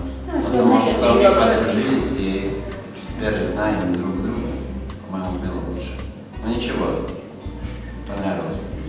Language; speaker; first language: Russian; non-native, local second language; Latvian